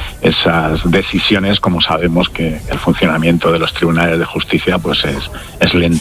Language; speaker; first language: Spanish; native; Spanish